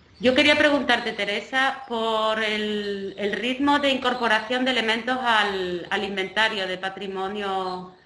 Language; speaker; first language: Spanish; native; Spanish